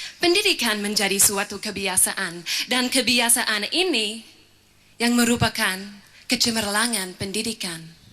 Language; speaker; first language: Malay; non-native, fluent; English